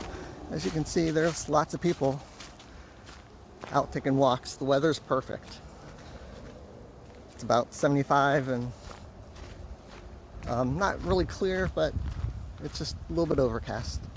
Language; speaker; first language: English; native; English